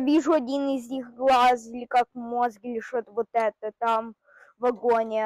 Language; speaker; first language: Russian; early bilingual, heritage; Russian